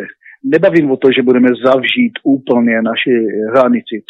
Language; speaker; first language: Czech; non-native, learner; Hebrew